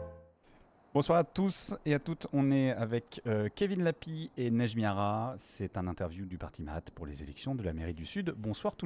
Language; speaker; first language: French; native; French